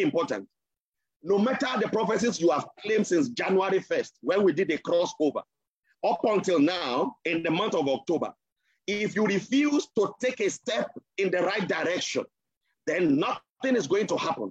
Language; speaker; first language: English; non-native, local second language; Yoruba